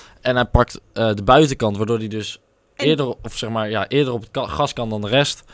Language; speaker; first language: Dutch; native; Dutch